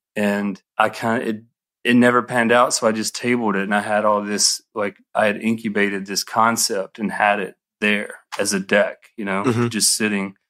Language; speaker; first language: English; native; English